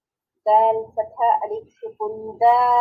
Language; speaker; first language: Arabic; non-native, learner; Bangla